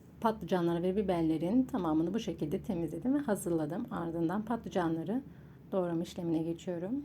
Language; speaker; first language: Turkish; native; Turkish